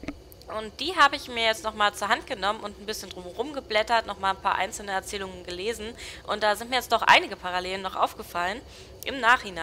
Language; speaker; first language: German; native; German